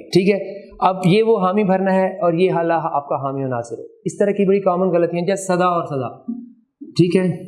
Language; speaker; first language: Urdu; native; Urdu